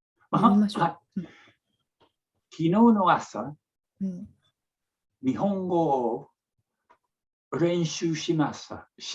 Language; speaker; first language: Japanese; non-native, learner; English